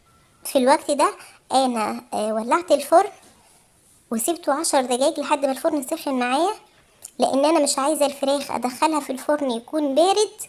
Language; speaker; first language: Arabic; native; Arabic